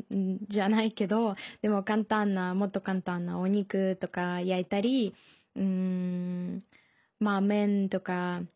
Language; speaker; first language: Japanese; non-native, learner; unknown